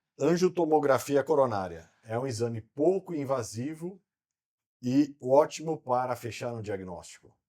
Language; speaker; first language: Portuguese; native; Portuguese